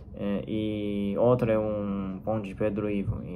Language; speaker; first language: Portuguese; non-native, fluent; Chinese